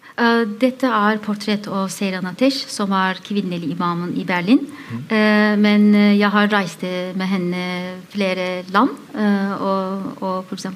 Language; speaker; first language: Norwegian; non-native, fluent; Turkish